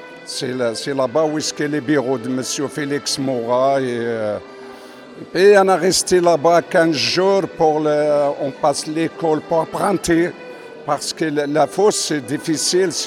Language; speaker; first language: French; non-native, fluent; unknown